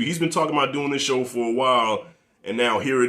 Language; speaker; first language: English; native; English